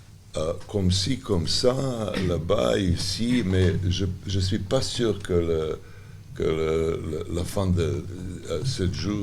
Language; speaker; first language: French; non-native, learner; Serbian